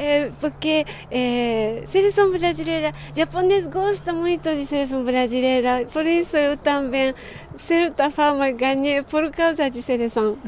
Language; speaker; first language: Portuguese; non-native, fluent; Japanese